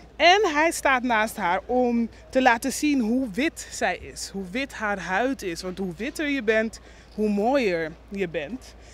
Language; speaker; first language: Dutch; non-native, local second language; Papiamento